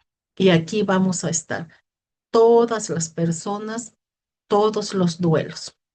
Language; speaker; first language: Spanish; native; Spanish